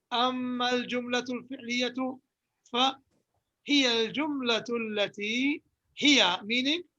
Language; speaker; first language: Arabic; non-native, fluent; English